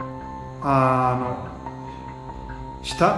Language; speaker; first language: Japanese; non-native, fluent; Portuguese